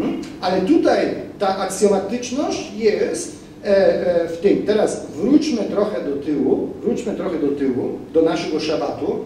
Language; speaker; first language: Polish; non-native, fluent; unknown